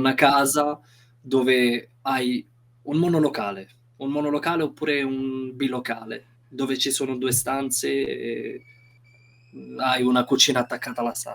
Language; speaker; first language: Italian; non-native, fluent; Romanian